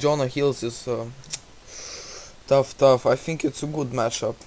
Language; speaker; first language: English; non-native, learner; Russian